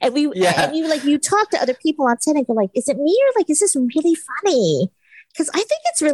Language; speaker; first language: English; native; English